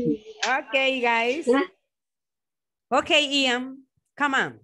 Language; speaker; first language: English; non-native, learner; Spanish